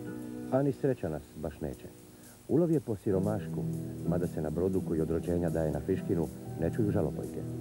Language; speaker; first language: Croatian; native; Croatian